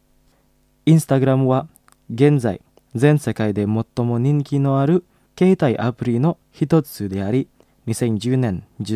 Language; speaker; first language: Japanese; non-native, fluent; Indonesian